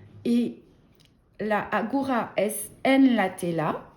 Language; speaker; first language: Spanish; non-native, learner; French